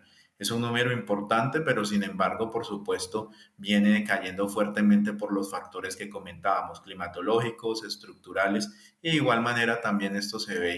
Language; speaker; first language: Spanish; native; Spanish